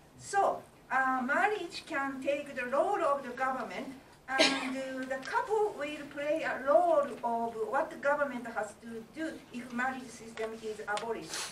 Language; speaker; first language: English; non-native, learner; Japanese